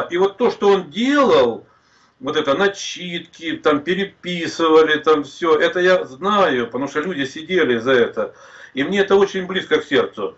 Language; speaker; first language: Russian; native; Russian